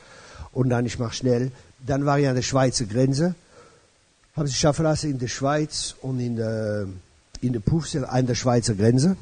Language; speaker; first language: German; non-native, fluent; French